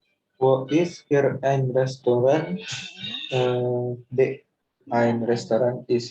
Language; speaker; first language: German; non-native, learner; Indonesian